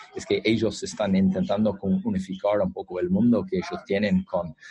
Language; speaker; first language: Spanish; non-native, fluent; English